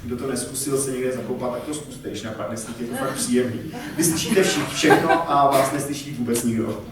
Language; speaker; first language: Czech; native; Czech